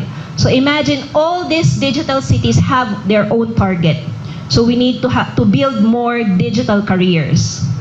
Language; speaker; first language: English; non-native, local second language; Filipino